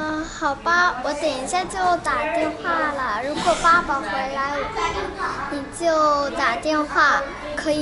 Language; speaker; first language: Chinese; non-native, learner; Russian